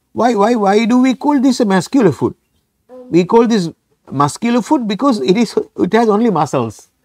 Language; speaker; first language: English; non-native, local second language; Sinhala